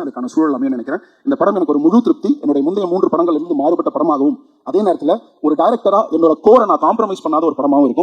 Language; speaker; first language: Tamil; native; Tamil